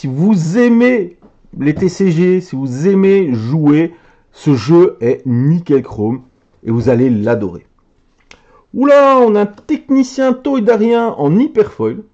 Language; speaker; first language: French; native; French